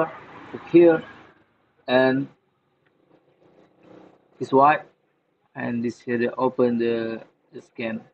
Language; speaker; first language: English; non-native, learner; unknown